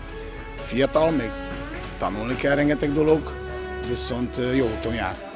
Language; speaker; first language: Hungarian; non-native, fluent; Portuguese